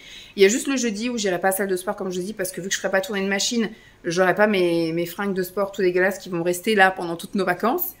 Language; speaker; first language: French; native; French